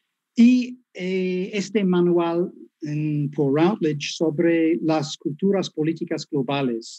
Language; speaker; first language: Spanish; non-native, fluent; English